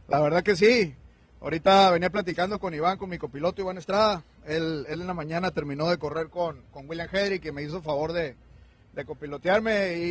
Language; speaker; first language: Spanish; native; Spanish